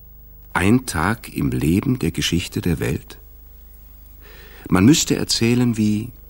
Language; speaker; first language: German; native; German